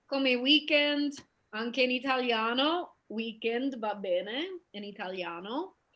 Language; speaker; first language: Italian; non-native, fluent; English